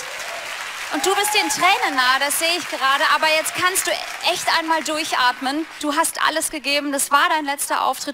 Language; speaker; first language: German; native; German